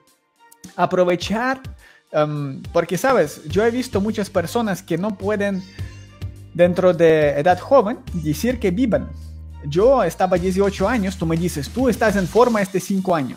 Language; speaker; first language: Spanish; non-native, learner; Ukrainian